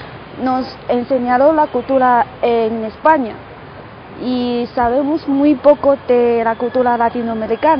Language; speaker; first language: Spanish; non-native, fluent; Chinese